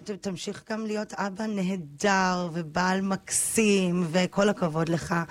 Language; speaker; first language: Hebrew; native; Hebrew